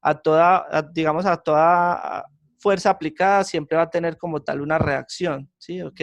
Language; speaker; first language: Spanish; native; Spanish